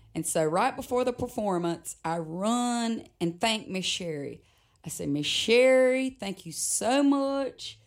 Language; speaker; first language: English; native; English